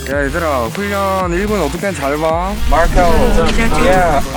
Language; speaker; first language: Korean; native; Korean